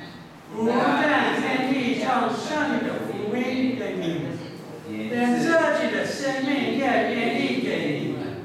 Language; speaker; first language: Chinese; non-native, learner; English